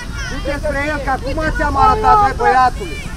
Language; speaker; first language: Romanian; native; Romanian